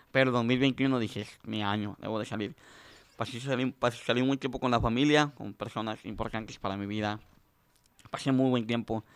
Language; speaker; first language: Spanish; native; Spanish